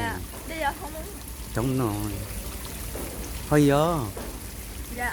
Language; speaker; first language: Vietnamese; non-native, learner; Korean